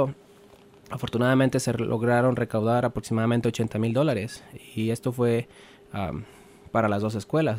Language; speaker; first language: Spanish; native; Spanish